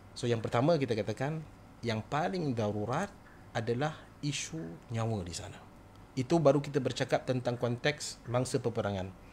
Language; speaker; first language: Malay; native; Malay